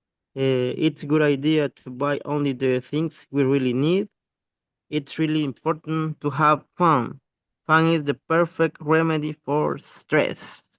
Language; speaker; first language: English; non-native, learner; Spanish